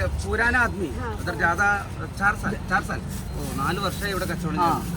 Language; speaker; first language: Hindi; non-native, local second language; Malayalam